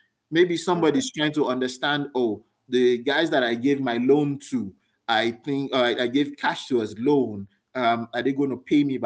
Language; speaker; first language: English; non-native, local second language; Yoruba